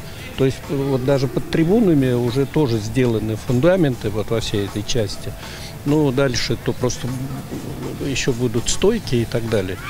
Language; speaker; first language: Russian; native; Russian